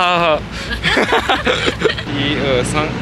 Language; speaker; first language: Chinese; early bilingual, heritage; Japanese